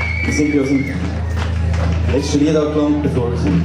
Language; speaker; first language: German; native; German